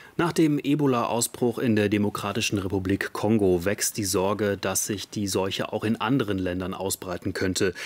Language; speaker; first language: German; native; German